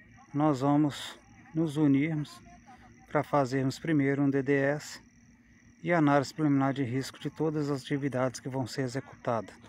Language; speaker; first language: Portuguese; native; Portuguese